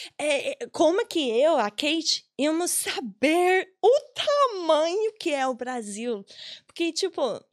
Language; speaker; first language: Portuguese; non-native, fluent; English